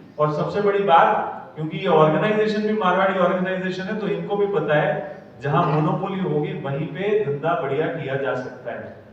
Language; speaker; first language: Hindi; native; Hindi